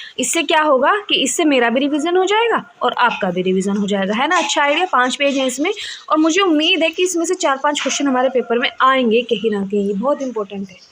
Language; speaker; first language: Hindi; native; Hindi